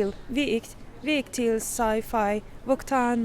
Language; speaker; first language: Swedish; non-native, learner; Spanish